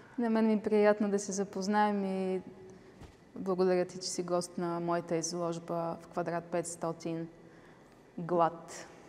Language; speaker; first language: Bulgarian; early bilingual, heritage; Bulgarian